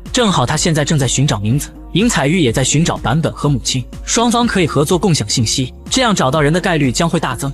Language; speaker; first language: Chinese; native; Chinese